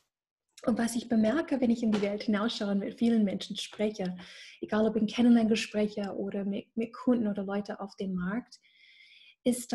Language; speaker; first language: German; non-native, fluent; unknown